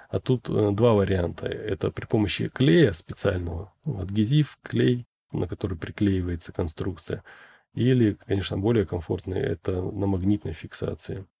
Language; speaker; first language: Russian; native; Russian